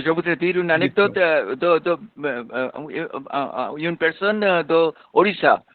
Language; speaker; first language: French; non-native, fluent; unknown